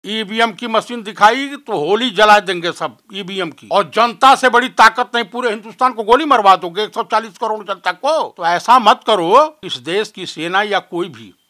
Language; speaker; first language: Hindi; native; Hindi